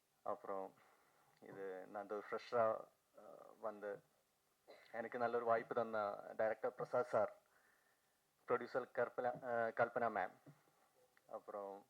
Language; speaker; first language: Tamil; non-native, fluent; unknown